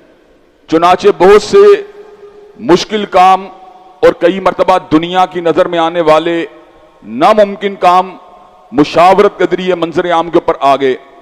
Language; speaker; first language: Urdu; native; Urdu